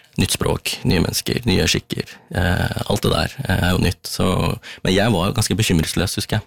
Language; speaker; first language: Norwegian; early bilingual, other home language; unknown